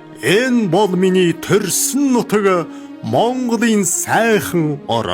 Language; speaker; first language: Mongolian; non-native, local second language; Kazakh